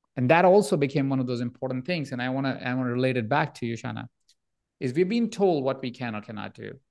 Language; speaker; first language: English; non-native, local second language; Hindi